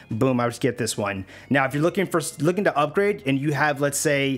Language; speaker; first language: English; native; English